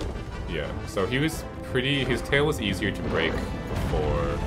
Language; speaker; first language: English; native; English